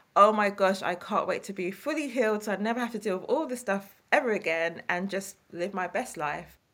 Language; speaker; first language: English; native; English